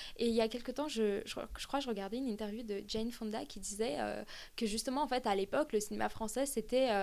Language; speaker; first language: French; early bilingual, other home language; Armenian